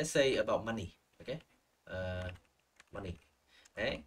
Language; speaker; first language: English; non-native, fluent; Vietnamese